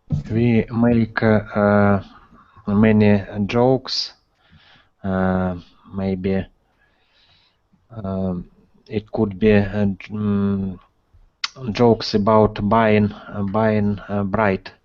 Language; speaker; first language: English; non-native, learner; Russian